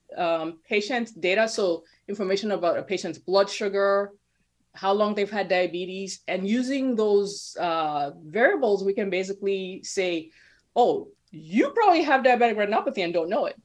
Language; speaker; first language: English; non-native, local second language; Yoruba